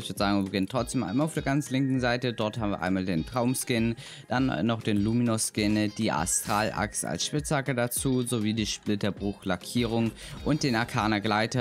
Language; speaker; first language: German; native; German